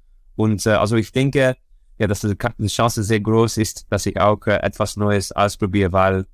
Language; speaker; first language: German; non-native, fluent; Dutch